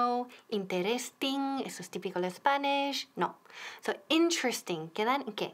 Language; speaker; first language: Spanish; non-native, fluent; English